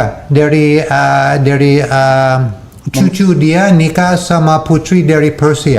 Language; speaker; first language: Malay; non-native, fluent; English